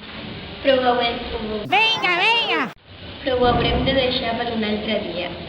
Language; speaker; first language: Catalan; non-native, learner; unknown